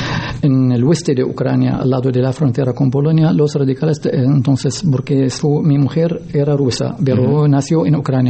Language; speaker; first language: Spanish; non-native, learner; Arabic